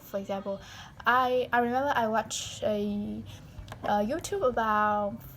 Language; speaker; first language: English; non-native, learner; Vietnamese